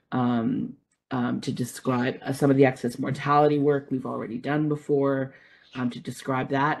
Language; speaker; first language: English; native; English